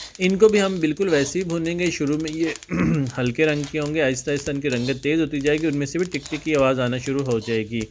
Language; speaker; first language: Urdu; non-native, local second language; Punjabi